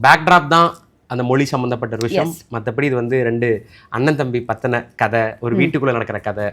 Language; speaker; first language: Tamil; native; Tamil